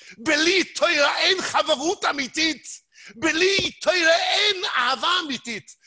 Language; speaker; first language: Hebrew; non-native, fluent; English